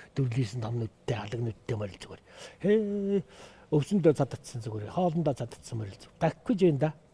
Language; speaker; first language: Mongolian; native; Mongolian